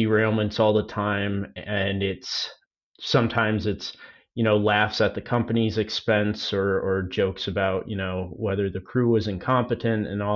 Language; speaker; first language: English; native; English